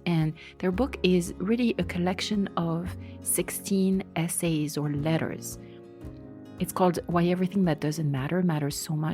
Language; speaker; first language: English; non-native, fluent; French